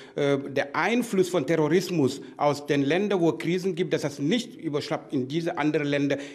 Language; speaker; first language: German; non-native, fluent; Wolof